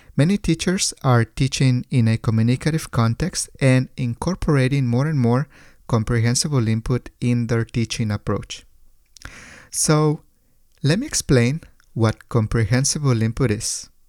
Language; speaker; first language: English; non-native, fluent; Spanish